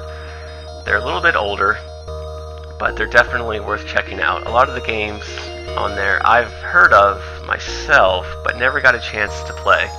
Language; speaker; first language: English; native; English